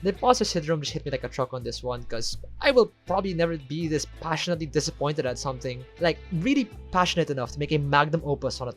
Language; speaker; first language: English; native; English